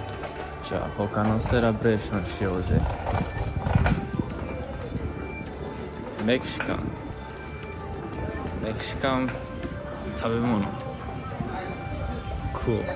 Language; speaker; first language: Japanese; non-native, learner; English